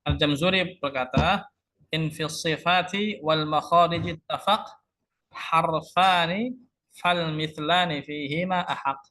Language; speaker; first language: Arabic; non-native, fluent; Indonesian